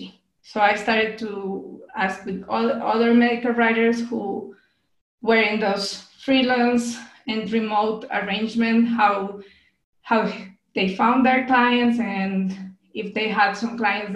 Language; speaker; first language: English; non-native, fluent; Spanish